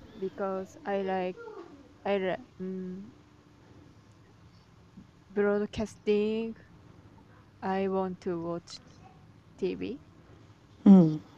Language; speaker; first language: English; non-native, learner; Japanese